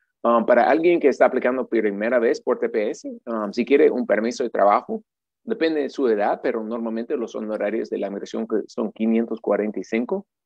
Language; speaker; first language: Spanish; non-native, fluent; English